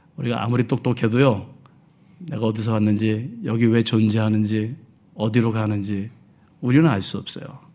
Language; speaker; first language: Korean; early bilingual, heritage; Korean